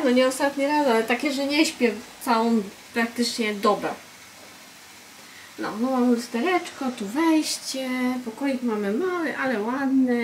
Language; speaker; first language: Polish; native; Polish